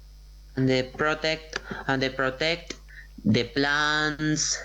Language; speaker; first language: English; non-native, learner; Spanish